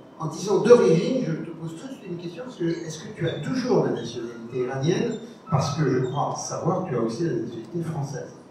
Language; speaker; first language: French; native; French